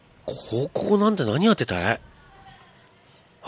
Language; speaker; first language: Japanese; native; Japanese